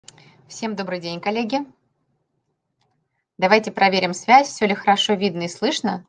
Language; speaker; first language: Russian; native; Russian